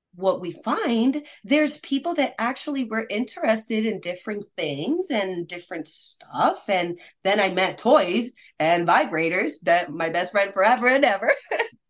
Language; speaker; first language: English; non-native, fluent; Spanish